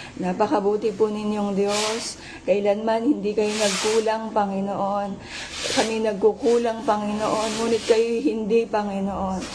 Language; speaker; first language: Filipino; native; Filipino